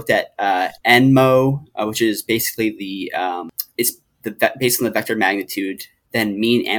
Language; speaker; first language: English; native; English